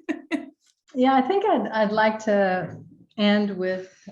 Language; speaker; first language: English; native; English